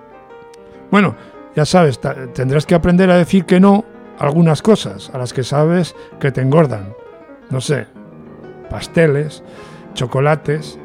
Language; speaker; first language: Spanish; native; Spanish